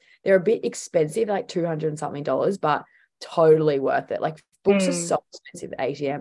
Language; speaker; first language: English; native; English